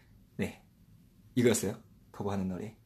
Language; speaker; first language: Korean; non-native, fluent; Chinese